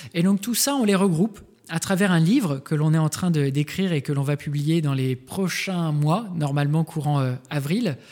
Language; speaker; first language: French; native; French